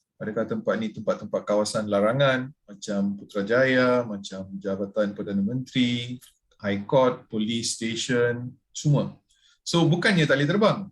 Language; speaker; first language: Malay; non-native, local second language; Tamil